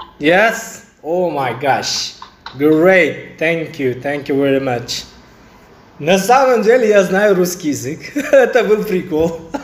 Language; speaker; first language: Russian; non-native, local second language; Uzbek